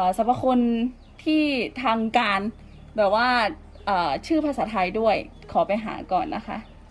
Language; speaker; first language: Thai; non-native, local second language; Akha